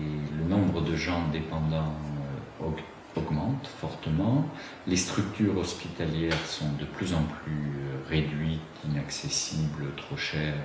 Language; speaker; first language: French; native; French